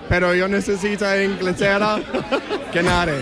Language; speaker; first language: Spanish; non-native, learner; English